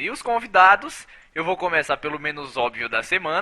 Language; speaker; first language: Portuguese; native; Portuguese